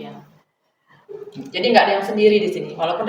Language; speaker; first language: Indonesian; native; Indonesian